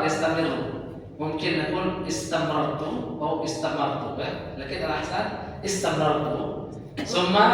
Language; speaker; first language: Arabic; non-native, fluent; Indonesian